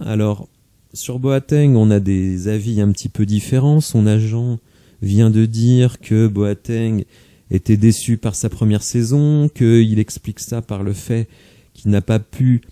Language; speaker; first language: French; native; French